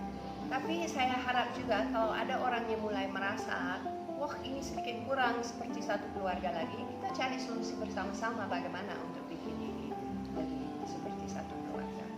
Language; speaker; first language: Indonesian; non-native, fluent; English